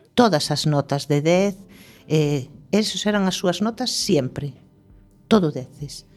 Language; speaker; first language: Galician; native; Galician